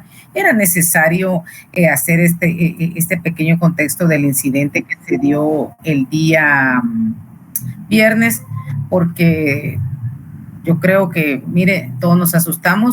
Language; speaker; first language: Spanish; native; Spanish